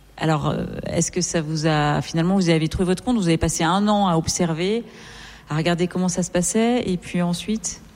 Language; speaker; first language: French; native; French